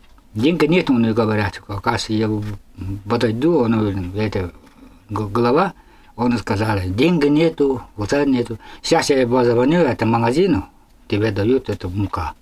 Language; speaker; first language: Russian; non-native, local second language; Yakut